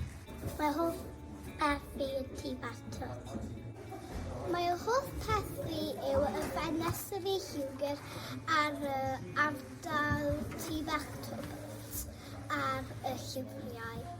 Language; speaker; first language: Welsh; non-native, local second language; English